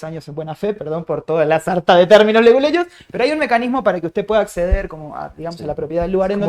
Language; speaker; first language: Spanish; native; Spanish